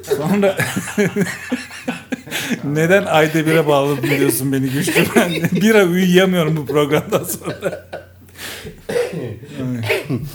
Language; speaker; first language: Turkish; native; Turkish